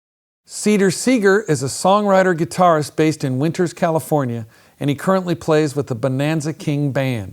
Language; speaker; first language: English; native; English